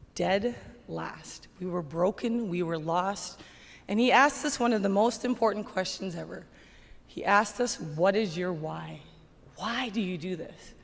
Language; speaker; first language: English; native; English